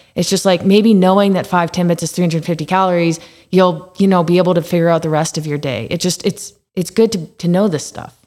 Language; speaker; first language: English; native; English